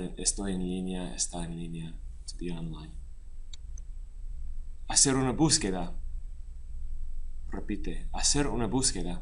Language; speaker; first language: Spanish; non-native, fluent; English